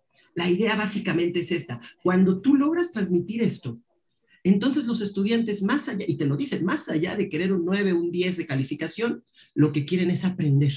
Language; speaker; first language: Spanish; native; Spanish